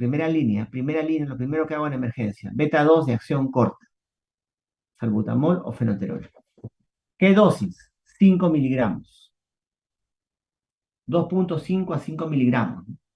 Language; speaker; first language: Spanish; native; Spanish